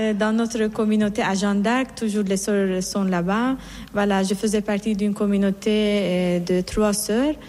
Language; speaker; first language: French; non-native, learner; Persian